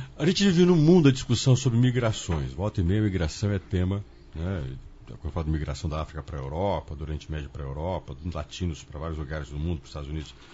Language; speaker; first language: Portuguese; native; Portuguese